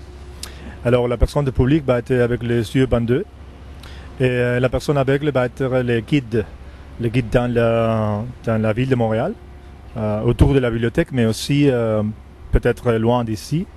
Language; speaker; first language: French; non-native, fluent; Spanish